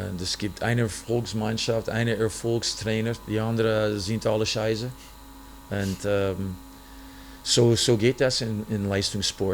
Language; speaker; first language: German; non-native, fluent; English